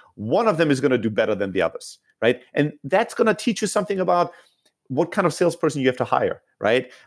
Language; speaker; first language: English; non-native, fluent; Greek